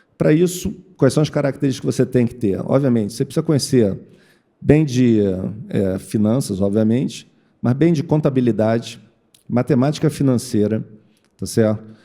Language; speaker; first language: Portuguese; native; Portuguese